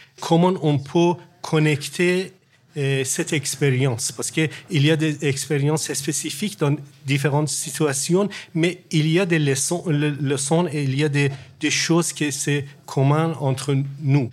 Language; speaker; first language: French; non-native, learner; Persian